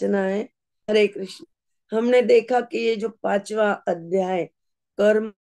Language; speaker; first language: Hindi; non-native, local second language; Marathi